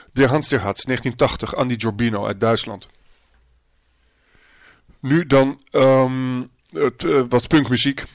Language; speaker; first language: Dutch; native; Dutch